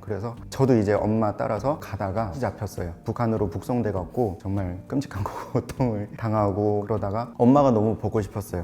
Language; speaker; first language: Korean; native; Korean